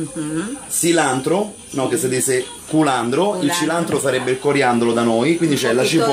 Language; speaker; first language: Italian; native; Italian